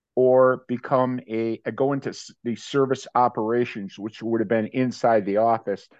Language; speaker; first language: English; native; English